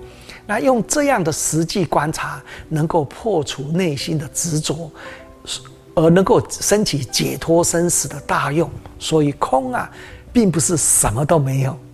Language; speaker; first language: Chinese; native; Chinese